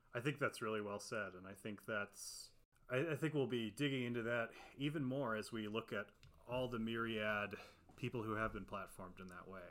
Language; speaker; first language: English; native; English